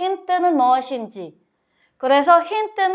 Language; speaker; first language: Korean; non-native, fluent; Filipino